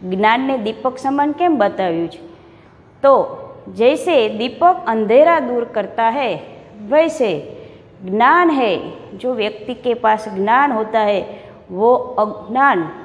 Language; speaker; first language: Hindi; non-native, local second language; Gujarati